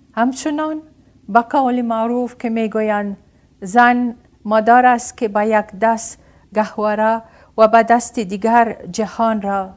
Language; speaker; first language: Persian; non-native, learner; Arabic